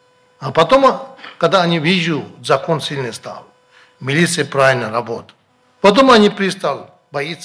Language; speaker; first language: Russian; non-native, learner; Tibetan